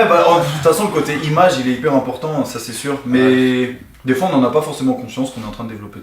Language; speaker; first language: French; native; French